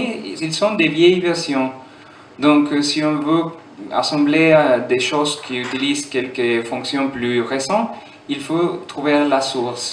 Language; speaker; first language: French; non-native, fluent; German